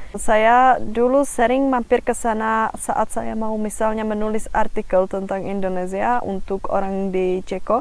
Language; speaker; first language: Indonesian; non-native, fluent; Czech